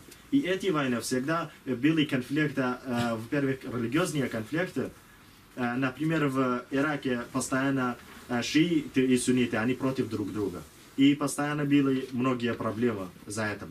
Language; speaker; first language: Russian; non-native, learner; Kurdish